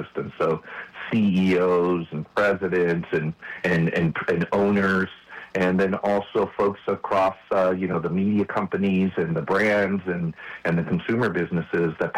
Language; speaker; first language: English; native; English